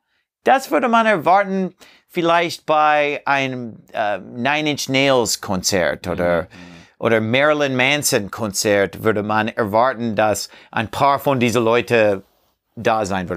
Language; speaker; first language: German; non-native, learner; English